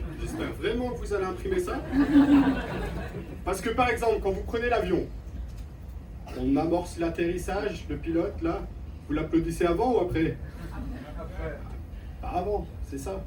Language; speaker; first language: French; native; French